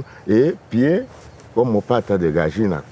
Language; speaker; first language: Spanish; non-native, fluent; Lingala